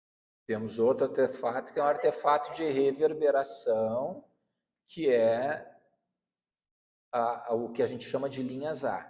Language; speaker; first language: Portuguese; native; Portuguese